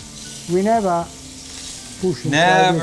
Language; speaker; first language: English; non-native, learner; Italian